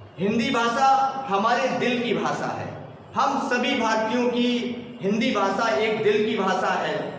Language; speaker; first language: Hindi; native; Hindi